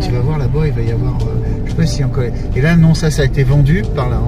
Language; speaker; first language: French; native; French